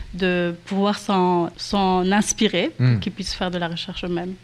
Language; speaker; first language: French; non-native, local second language; Kinyarwanda